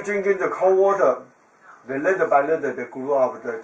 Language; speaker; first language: English; non-native, learner; Chinese